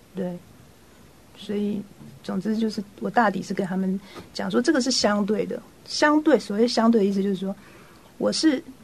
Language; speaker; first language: Chinese; native; Chinese